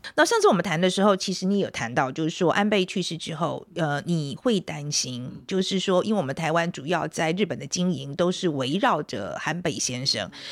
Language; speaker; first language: Chinese; native; Chinese